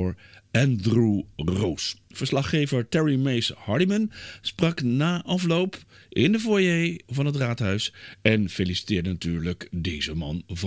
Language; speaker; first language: Dutch; native; Dutch